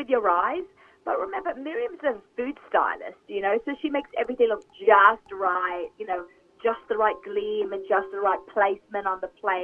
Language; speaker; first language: English; native; English